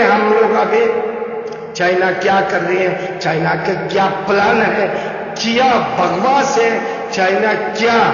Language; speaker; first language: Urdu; non-native, learner; Uyghur